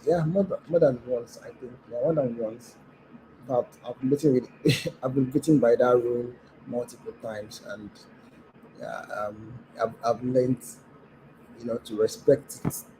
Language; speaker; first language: English; non-native, local second language; Yoruba